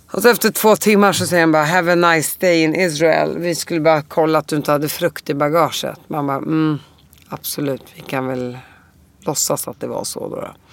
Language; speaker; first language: Swedish; early bilingual, other home language; Arabic